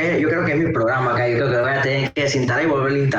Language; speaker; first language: Spanish; native; Spanish